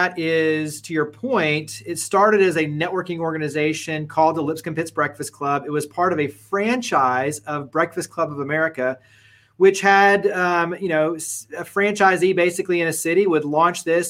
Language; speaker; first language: English; native; English